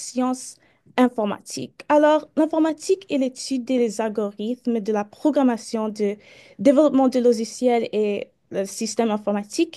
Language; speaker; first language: French; early bilingual, heritage; French